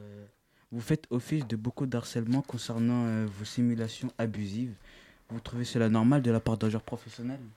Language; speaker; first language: French; native; French